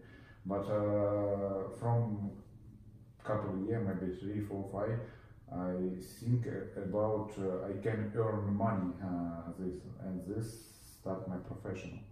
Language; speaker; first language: English; non-native, learner; Russian